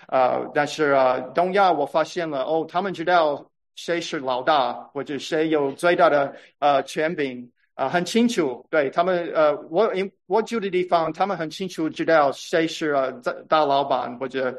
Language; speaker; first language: Chinese; non-native, fluent; English